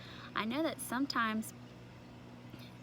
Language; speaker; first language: English; native; English